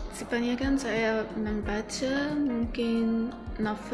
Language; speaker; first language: Indonesian; non-native, learner; Arabic